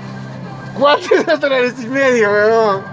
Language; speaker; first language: Spanish; native; Spanish